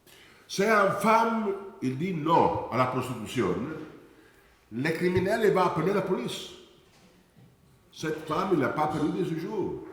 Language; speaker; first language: French; non-native, fluent; Italian